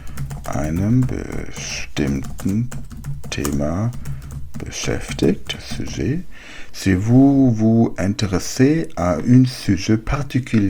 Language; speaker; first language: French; non-native, learner; German